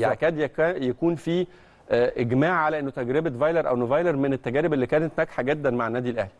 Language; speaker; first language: Arabic; native; Arabic